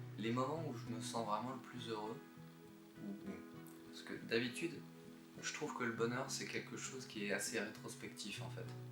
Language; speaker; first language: French; native; French